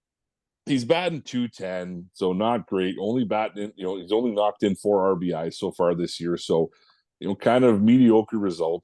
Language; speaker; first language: English; native; English